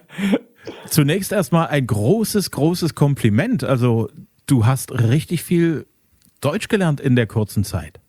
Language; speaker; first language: German; native; German